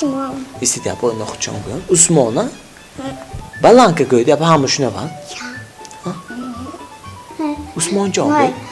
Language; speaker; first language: Russian; non-native, local second language; Tajik